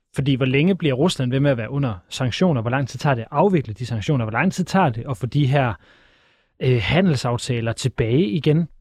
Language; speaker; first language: Danish; native; Danish